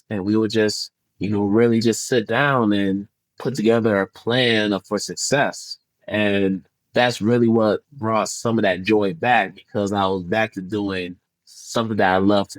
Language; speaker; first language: English; early bilingual, other home language; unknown